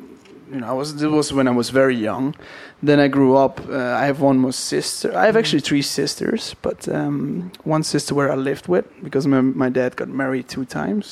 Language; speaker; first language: English; non-native, fluent; Dutch